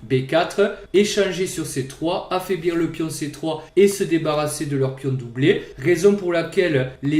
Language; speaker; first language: French; native; French